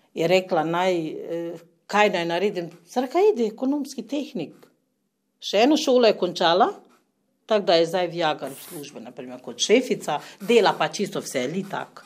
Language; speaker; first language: Slovenian; non-native, fluent; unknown